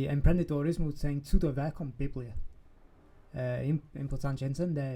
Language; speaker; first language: Portuguese; non-native, fluent; English